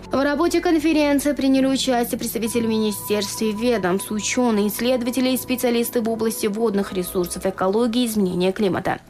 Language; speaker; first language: Russian; non-native, local second language; Tajik